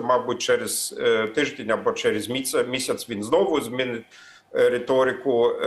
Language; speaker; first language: Ukrainian; non-native, fluent; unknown